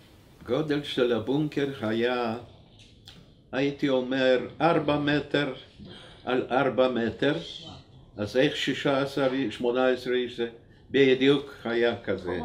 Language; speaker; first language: Hebrew; non-native, fluent; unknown